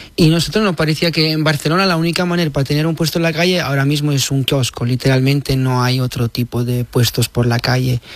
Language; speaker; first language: Spanish; non-native, fluent; Italian